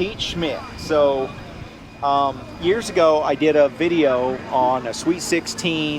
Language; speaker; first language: English; native; English